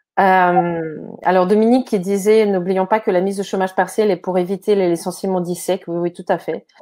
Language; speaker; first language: French; non-native, fluent; Ukrainian